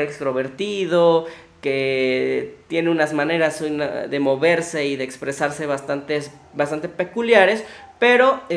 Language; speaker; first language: Spanish; native; Spanish